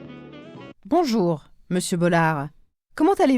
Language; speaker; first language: French; native; French